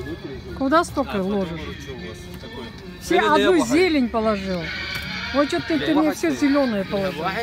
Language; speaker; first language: Russian; native; Russian